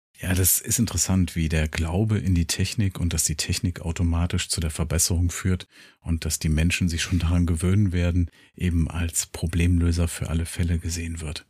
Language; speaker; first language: German; native; German